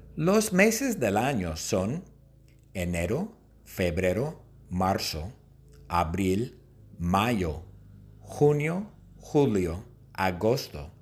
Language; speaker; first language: Spanish; non-native, fluent; English